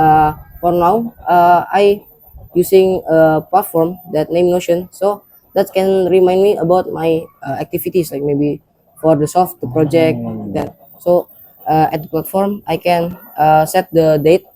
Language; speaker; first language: English; non-native, learner; Indonesian